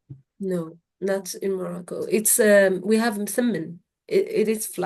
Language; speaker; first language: English; non-native, fluent; Arabic